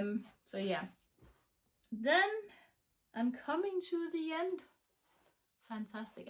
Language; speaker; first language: English; non-native, fluent; Danish